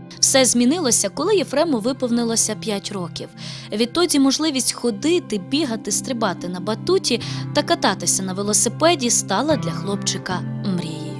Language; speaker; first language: Ukrainian; native; Ukrainian